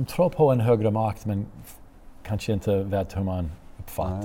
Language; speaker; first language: Swedish; non-native, fluent; English